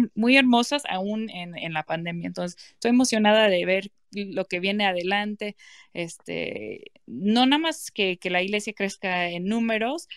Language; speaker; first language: Spanish; non-native, fluent; English